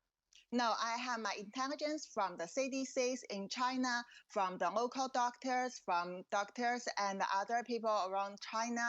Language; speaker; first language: English; non-native, fluent; Chinese